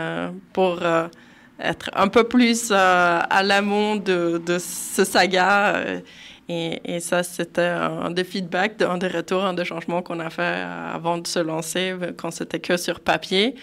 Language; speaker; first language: French; non-native, fluent; Swedish